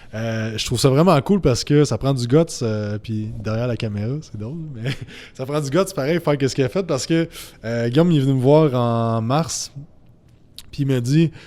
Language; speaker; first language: French; native; French